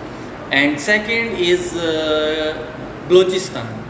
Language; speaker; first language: English; non-native, fluent; Urdu